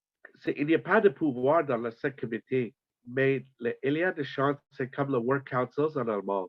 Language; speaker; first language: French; non-native, learner; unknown